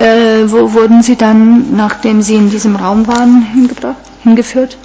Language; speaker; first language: German; non-native, fluent; Italian